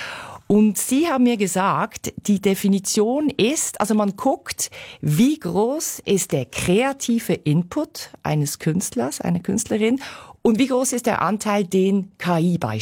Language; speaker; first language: German; native; German